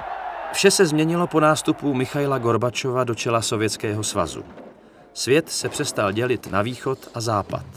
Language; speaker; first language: Czech; native; Czech